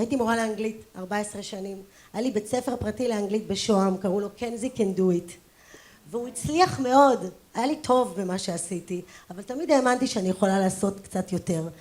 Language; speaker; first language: Hebrew; native; Hebrew